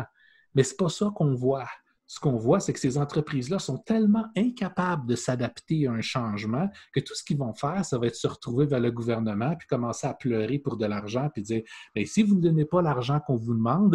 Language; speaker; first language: French; native; French